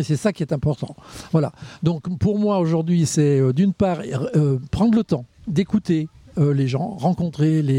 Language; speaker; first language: French; native; French